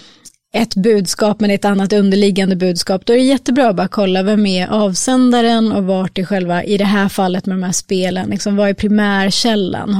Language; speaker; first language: Swedish; native; Swedish